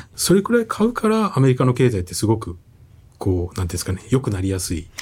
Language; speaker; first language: Japanese; native; Japanese